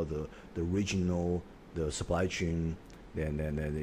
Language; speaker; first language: English; non-native, fluent; Chinese